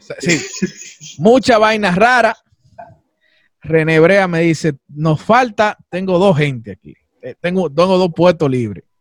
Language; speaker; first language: Spanish; native; Spanish